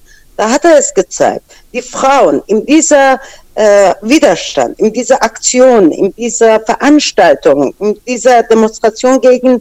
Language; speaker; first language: German; non-native, fluent; Persian